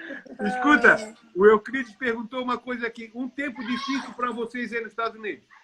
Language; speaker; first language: Portuguese; native; Portuguese